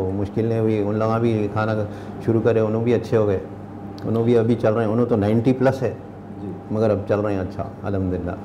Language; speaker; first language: Hindi; non-native, local second language; Urdu